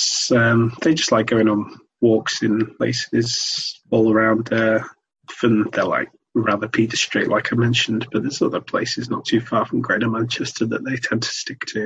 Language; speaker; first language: English; native; English